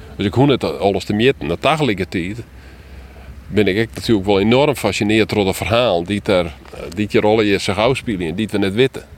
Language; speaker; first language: Dutch; non-native, local second language; Western Frisian